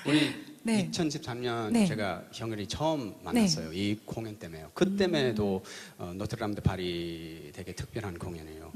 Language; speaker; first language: Korean; early bilingual, heritage; English